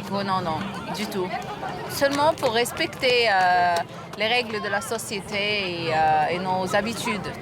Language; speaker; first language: French; non-native, fluent; Arabic